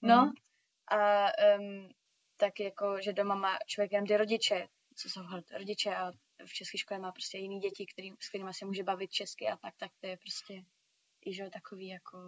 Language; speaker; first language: Czech; early bilingual, heritage; Czech